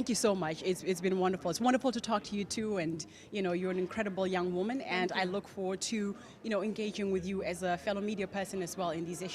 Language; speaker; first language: English; non-native, local second language; Tswana